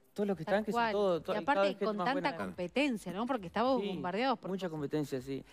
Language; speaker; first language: Spanish; native; Spanish